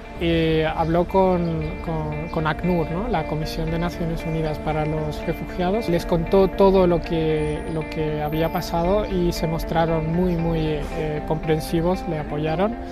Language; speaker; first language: Spanish; non-native, fluent; Arabic